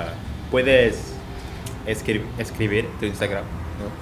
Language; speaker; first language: Spanish; non-native, learner; Italian